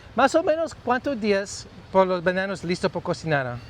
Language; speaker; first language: Spanish; non-native, learner; English